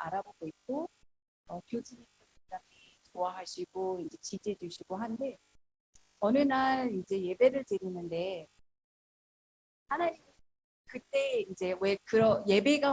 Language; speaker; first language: Korean; early bilingual, heritage; Korean